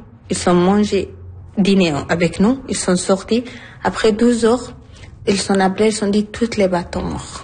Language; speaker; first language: French; non-native, learner; Arabic